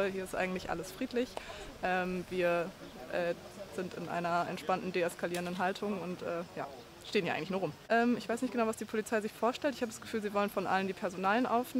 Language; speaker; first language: German; native; German